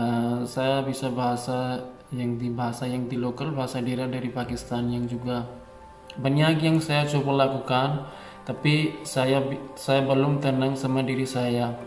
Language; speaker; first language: Indonesian; non-native, learner; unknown